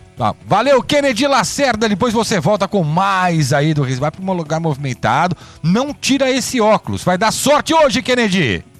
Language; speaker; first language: Portuguese; native; Portuguese